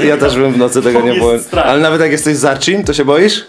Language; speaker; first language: Polish; native; Polish